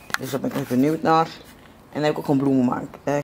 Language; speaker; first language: Dutch; native; Dutch